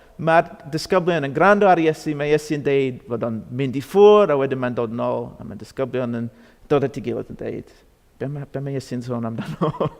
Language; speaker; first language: Welsh; non-native, fluent; English